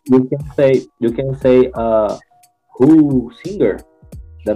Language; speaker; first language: English; non-native, learner; Portuguese